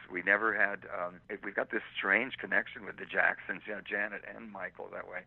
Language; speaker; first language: English; native; English